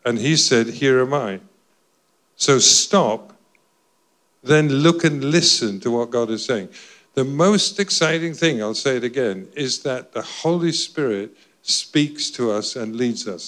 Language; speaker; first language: English; native; English